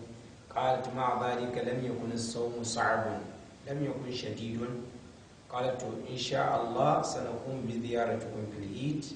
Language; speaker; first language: Arabic; non-native, fluent; Hausa